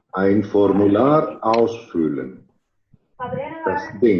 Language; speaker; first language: German; non-native, learner; Greek